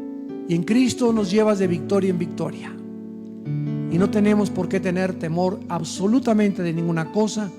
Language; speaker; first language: Spanish; native; Spanish